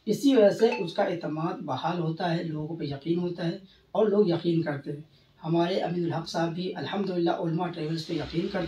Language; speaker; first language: Hindi; native; Hindi